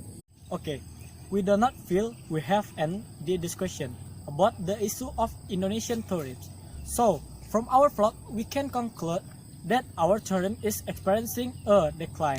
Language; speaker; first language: English; non-native, learner; Indonesian